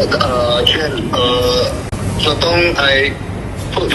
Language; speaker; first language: Thai; non-native, learner; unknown